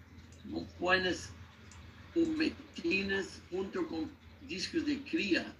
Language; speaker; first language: Spanish; non-native, learner; German